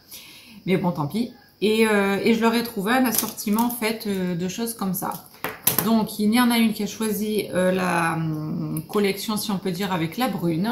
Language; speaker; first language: French; native; French